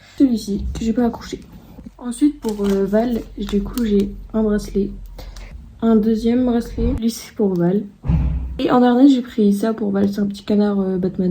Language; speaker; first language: French; native; French